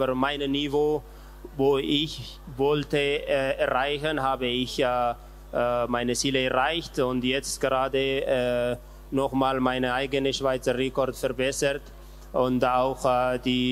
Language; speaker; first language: German; non-native, learner; Tigrinya